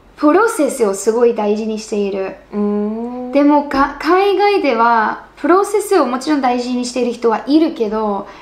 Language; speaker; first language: Japanese; non-native, fluent; English